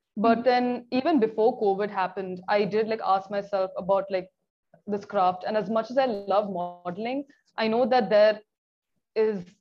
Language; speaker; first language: English; non-native, local second language; Malayalam